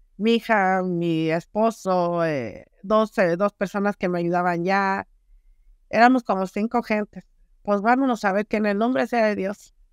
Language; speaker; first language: Spanish; native; Spanish